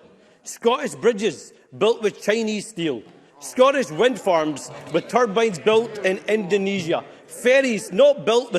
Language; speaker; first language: English; native; English